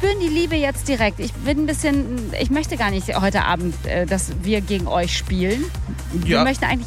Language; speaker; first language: German; native; German